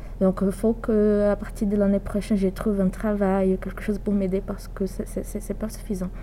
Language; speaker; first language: French; non-native, fluent; Portuguese